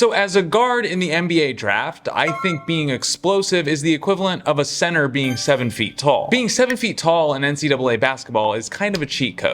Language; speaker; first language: English; native; English